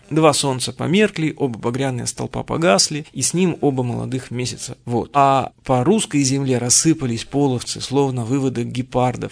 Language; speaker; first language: Russian; native; Russian